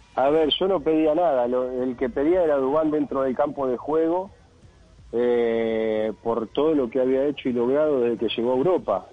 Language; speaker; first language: Spanish; native; Spanish